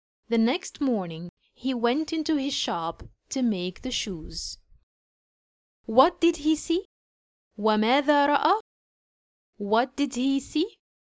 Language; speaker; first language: English; non-native, fluent; Arabic